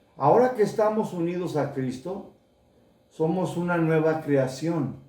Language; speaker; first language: Spanish; early bilingual, heritage; Spanish